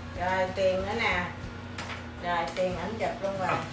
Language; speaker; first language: Vietnamese; native; Vietnamese